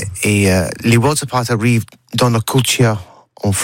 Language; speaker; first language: French; non-native, learner; English